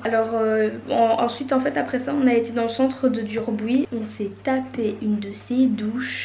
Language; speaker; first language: French; native; French